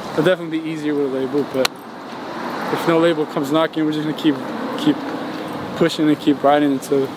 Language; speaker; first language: English; non-native, fluent; Norwegian